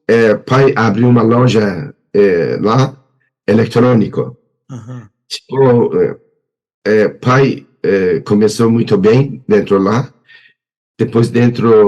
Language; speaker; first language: Portuguese; non-native, learner; Persian